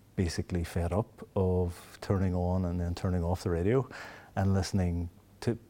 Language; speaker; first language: English; native; English